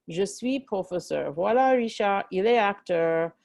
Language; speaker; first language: French; non-native, fluent; English